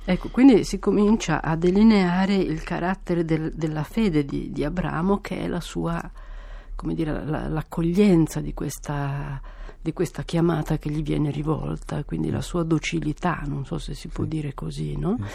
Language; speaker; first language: Italian; native; Italian